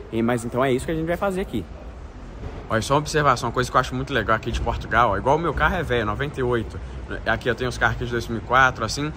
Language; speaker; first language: Portuguese; native; Portuguese